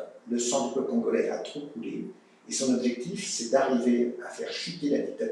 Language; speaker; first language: French; native; French